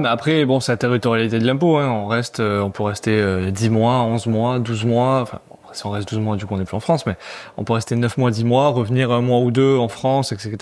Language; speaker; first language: French; native; French